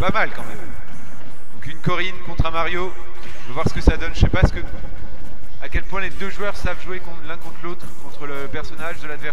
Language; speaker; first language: French; native; French